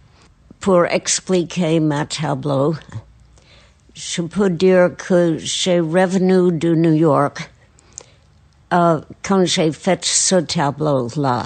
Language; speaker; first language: French; non-native, fluent; English